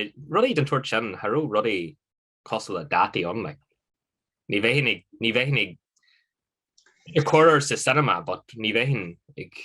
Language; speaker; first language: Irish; non-native, local second language; English